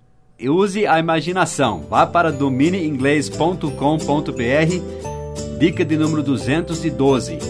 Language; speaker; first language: Portuguese; non-native, fluent; English